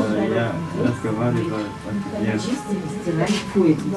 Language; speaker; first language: Russian; non-native, learner; German